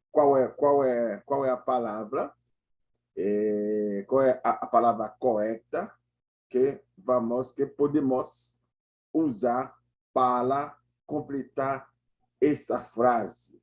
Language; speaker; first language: Portuguese; non-native, learner; Haitian Creole